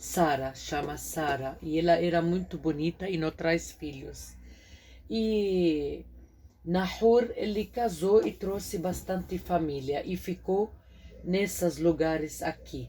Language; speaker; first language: Portuguese; non-native, fluent; Arabic